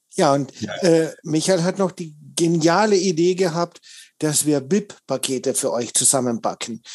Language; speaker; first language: German; native; German